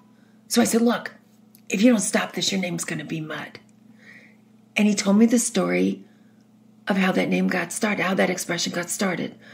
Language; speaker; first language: English; native; English